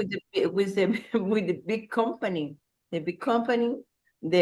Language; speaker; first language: English; non-native, learner; Spanish